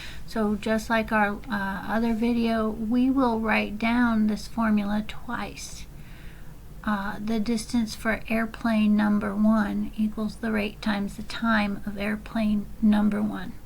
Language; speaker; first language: English; native; English